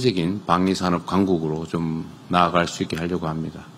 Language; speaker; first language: Korean; native; Korean